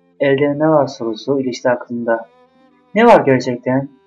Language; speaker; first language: Turkish; native; Turkish